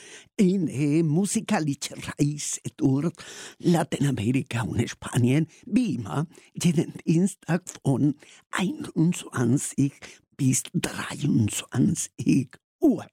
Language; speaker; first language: German; non-native, learner; Spanish